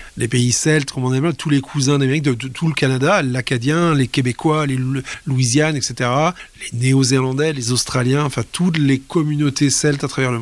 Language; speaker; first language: French; native; French